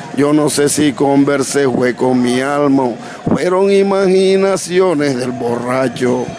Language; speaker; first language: Spanish; native; Spanish